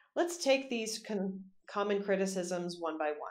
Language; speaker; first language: English; native; English